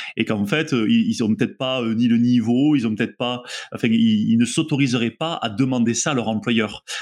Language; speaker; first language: French; native; French